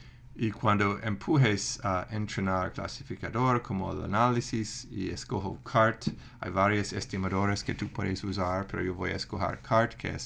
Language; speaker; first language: Spanish; non-native, fluent; English